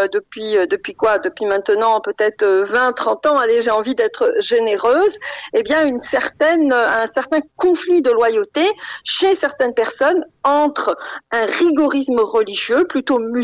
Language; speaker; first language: French; non-native, local second language; Arabic